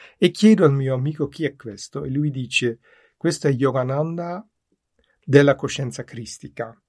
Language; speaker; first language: Italian; non-native, fluent; Dutch